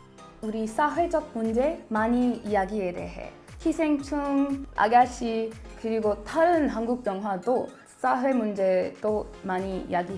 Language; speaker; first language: Korean; non-native, learner; English